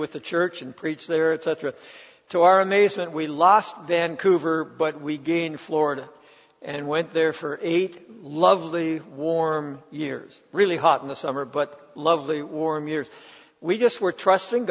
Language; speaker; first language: English; native; English